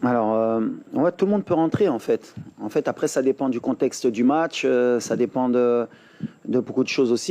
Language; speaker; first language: French; native; French